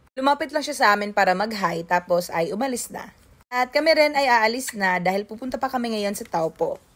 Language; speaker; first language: Filipino; non-native, local second language; Cebuano